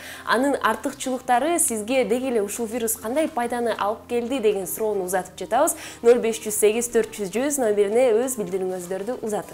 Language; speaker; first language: Kyrgyz; native; Kyrgyz